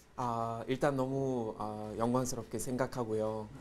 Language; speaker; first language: Korean; non-native, fluent; German